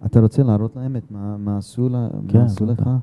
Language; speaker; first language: Hebrew; non-native, fluent; English